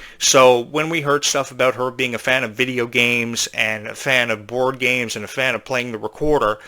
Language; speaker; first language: English; native; English